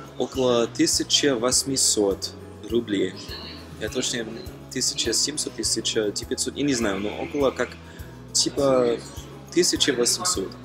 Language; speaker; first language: Russian; non-native, fluent; German